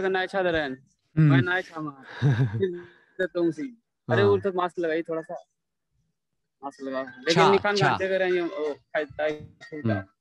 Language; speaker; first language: Chinese; non-native, learner; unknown